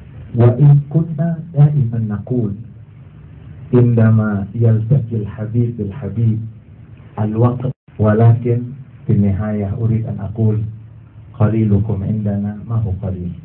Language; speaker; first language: Arabic; non-native, fluent; Indonesian